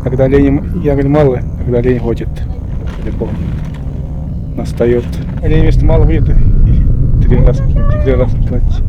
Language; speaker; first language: Russian; non-native, local second language; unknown